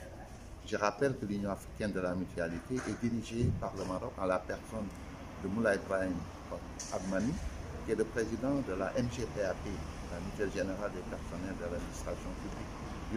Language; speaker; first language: French; non-native, local second language; Wolof